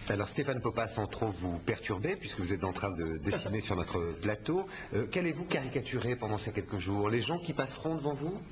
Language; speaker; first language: French; native; French